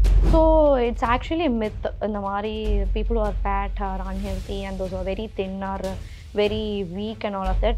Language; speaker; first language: English; non-native, local second language; Tamil